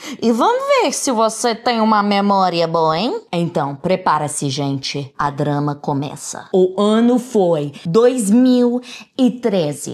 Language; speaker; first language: Portuguese; non-native, fluent; English